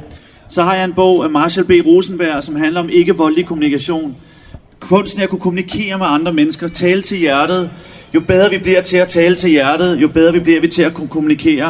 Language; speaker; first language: Danish; native; Danish